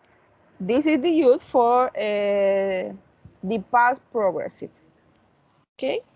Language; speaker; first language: English; non-native, learner; Spanish